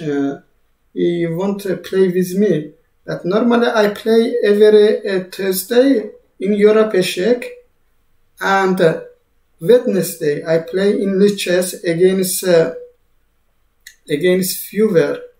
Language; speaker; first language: English; non-native, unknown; Azerbaijani